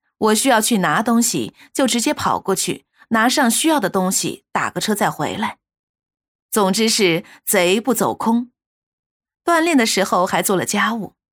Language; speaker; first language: Chinese; native; Chinese